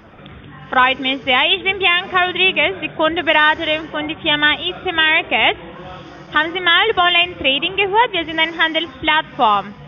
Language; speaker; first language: German; non-native, fluent; Russian